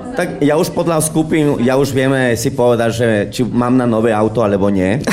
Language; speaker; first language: Slovak; non-native, fluent; Spanish